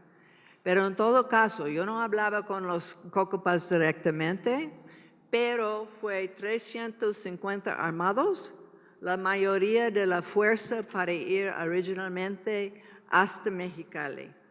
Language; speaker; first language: Spanish; non-native, learner; English